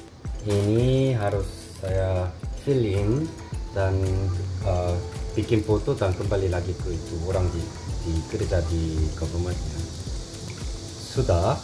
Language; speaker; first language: Indonesian; non-native, learner; Korean